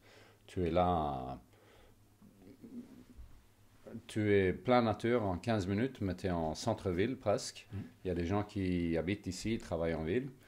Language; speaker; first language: French; non-native, fluent; Swedish